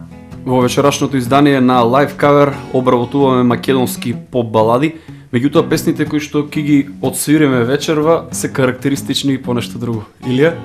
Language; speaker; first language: Macedonian; native; Macedonian